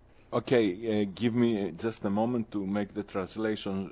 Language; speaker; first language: English; non-native, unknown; Greek